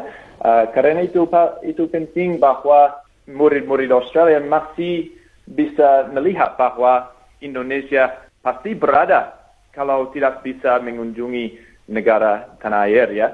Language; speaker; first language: Indonesian; non-native, fluent; English